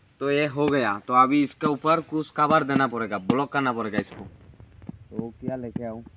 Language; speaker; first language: Hindi; non-native, local second language; Assamese